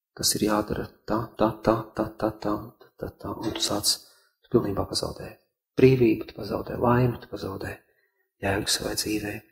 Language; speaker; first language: Latvian; native; Latvian